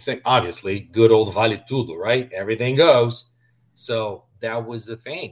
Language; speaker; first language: English; non-native, fluent; Portuguese